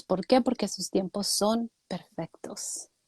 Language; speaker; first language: Spanish; native; Spanish